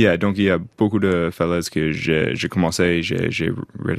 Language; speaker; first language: French; non-native, fluent; English